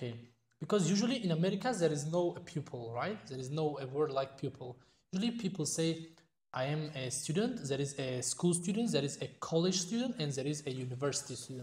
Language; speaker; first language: English; non-native, fluent; Tajik